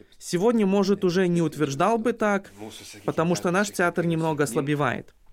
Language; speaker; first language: Russian; non-native, local second language; Lithuanian